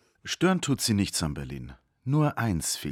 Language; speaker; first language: German; native; German